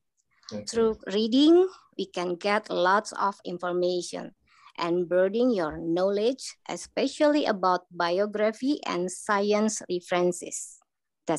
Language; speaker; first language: English; non-native, learner; Indonesian